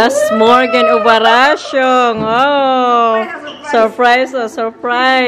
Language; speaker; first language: German; non-native, learner; Filipino